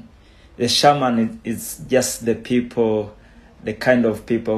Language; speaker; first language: English; non-native, local second language; Kinyarwanda